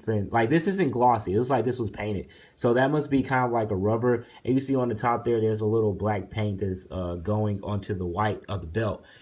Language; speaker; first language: English; native; English